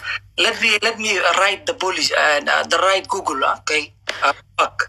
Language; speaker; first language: English; non-native, learner; Somali